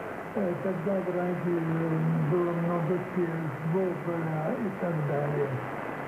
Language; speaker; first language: Russian; non-native, fluent; Czech